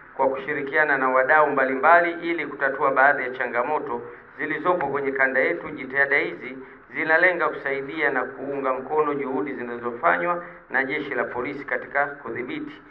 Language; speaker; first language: Swahili; native; Swahili